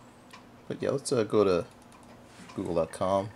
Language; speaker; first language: English; native; English